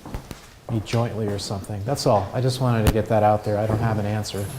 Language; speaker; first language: English; native; English